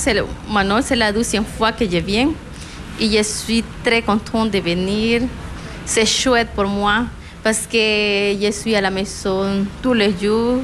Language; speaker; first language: French; non-native, learner; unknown